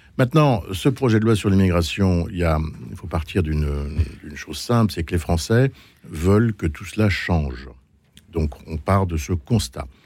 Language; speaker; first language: French; native; French